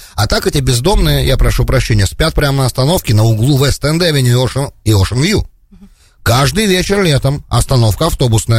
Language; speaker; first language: Russian; native; Russian